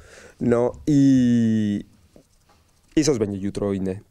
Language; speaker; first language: Polish; non-native, learner; Spanish